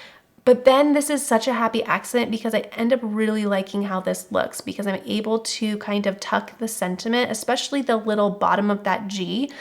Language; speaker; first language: English; native; English